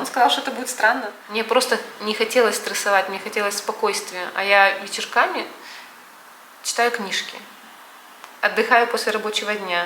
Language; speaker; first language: Russian; native; Russian